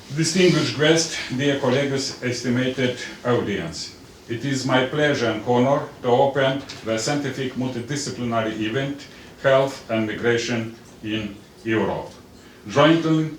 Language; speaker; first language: English; non-native, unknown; Romanian